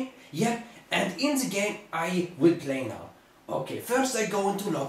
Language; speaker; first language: English; non-native, learner; German